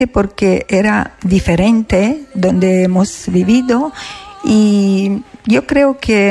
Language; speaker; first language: Spanish; non-native, learner; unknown